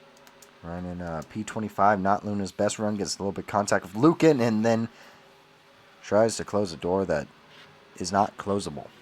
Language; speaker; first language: English; native; English